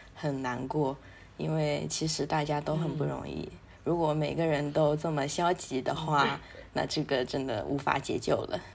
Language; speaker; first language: Chinese; native; Chinese